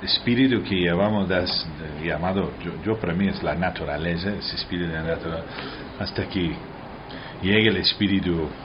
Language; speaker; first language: Spanish; early bilingual, heritage; Spanish